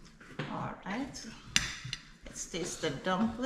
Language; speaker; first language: English; non-native, local second language; Jamaican Creole English